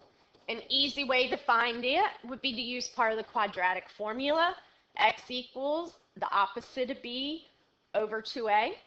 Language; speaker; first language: English; native; English